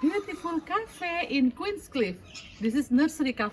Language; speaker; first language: English; non-native, learner; Indonesian